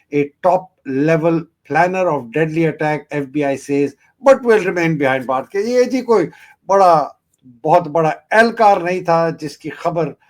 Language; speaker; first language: Urdu; native; Urdu